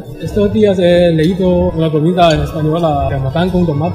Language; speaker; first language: Spanish; non-native, learner; Chinese